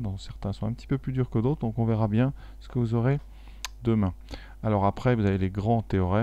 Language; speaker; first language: French; native; French